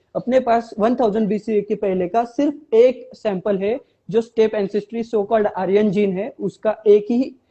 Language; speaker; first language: Hindi; non-native, local second language; Marathi